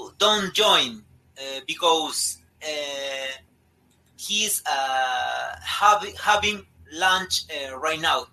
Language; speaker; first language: English; non-native, learner; Spanish